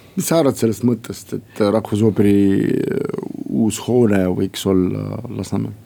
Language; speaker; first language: Estonian; non-native, local second language; Russian